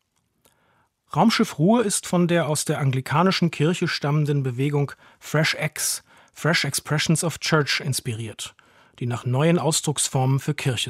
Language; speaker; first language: German; native; German